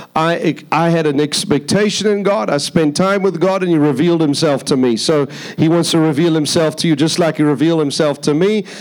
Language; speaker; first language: English; native; English